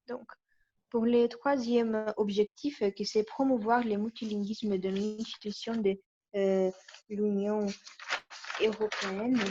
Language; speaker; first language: French; non-native, learner; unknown